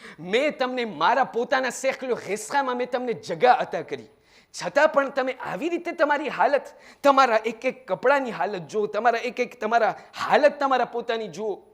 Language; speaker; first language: Gujarati; early bilingual, heritage; Gujarati